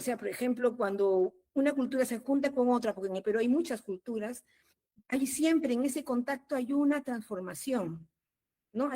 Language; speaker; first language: Spanish; native; Spanish